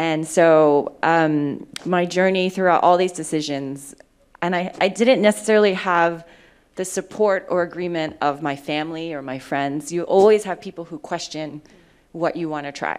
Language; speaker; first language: English; early bilingual, other home language; Vietnamese